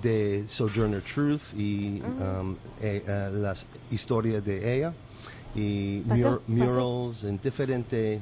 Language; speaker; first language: Spanish; non-native, learner; English